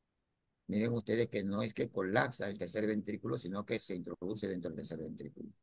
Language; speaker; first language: Spanish; native; Spanish